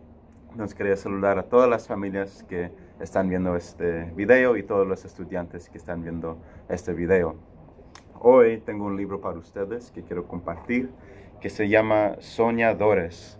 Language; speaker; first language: Spanish; early bilingual, heritage; Spanish